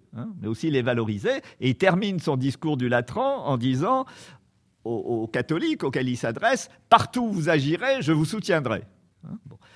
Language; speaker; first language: French; native; French